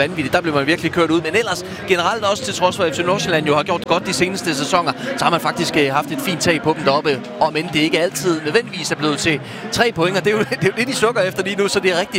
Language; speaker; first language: Danish; native; Danish